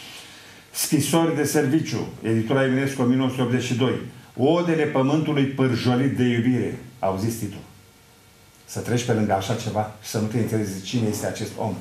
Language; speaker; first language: Romanian; native; Romanian